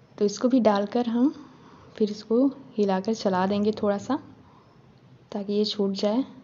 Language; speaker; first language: Hindi; native; Hindi